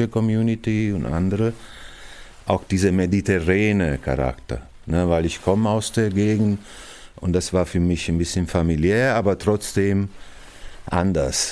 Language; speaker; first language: German; non-native, fluent; Italian